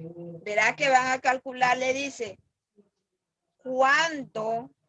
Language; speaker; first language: Spanish; native; Spanish